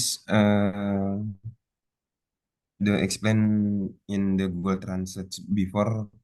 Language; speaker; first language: English; non-native, learner; Indonesian